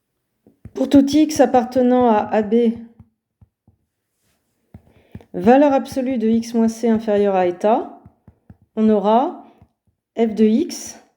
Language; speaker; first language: French; native; French